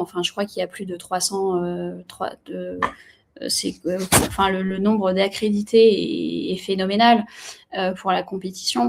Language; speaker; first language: French; native; French